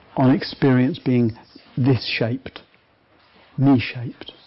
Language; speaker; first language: English; native; English